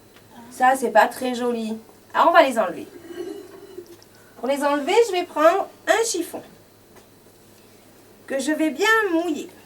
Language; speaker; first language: French; native; French